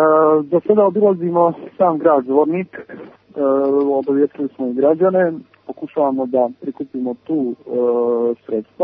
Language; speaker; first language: Serbian; native; Serbian